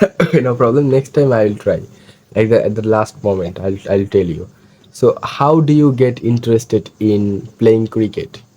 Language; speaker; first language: English; non-native, fluent; Bangla